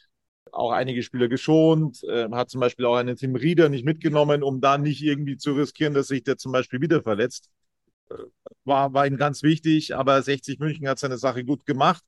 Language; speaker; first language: German; native; German